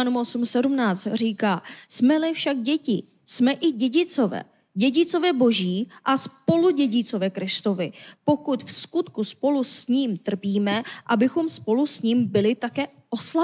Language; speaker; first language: Czech; non-native, fluent; Korean